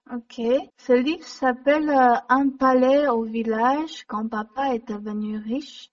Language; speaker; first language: French; non-native, learner; Chinese